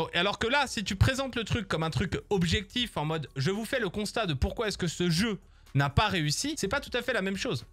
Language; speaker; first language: French; native; French